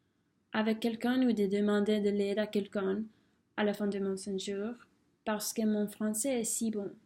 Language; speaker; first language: French; non-native, fluent; English